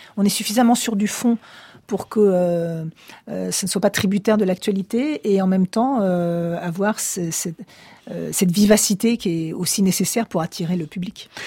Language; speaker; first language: French; native; French